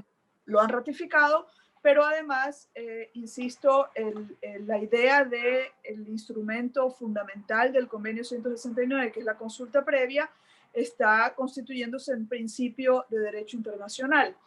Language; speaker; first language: Spanish; native; Spanish